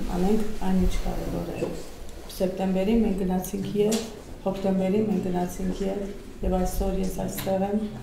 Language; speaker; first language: Armenian; early bilingual, heritage; Armenian